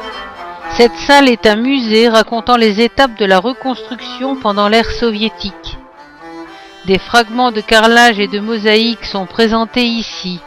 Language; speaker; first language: French; native; French